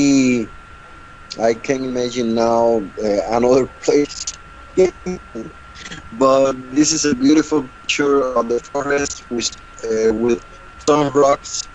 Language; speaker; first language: English; non-native, learner; Spanish